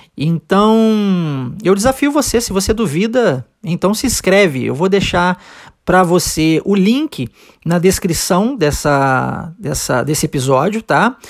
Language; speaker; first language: Portuguese; early bilingual, heritage; Portuguese